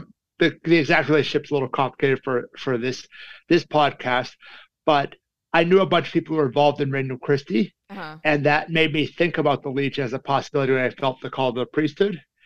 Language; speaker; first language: English; native; English